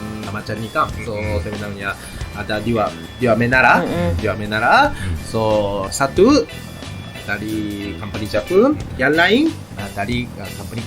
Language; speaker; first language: Indonesian; non-native, learner; Japanese